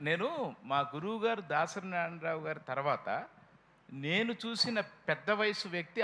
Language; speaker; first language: Telugu; native; Telugu